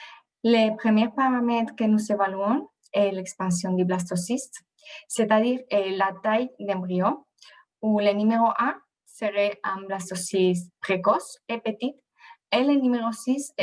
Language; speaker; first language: French; non-native, fluent; Spanish